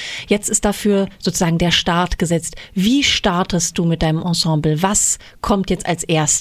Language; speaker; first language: German; native; German